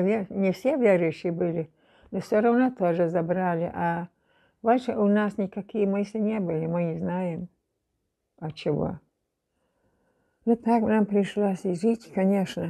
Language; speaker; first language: Russian; non-native, local second language; German